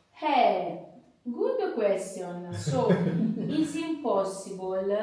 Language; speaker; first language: English; non-native, learner; Italian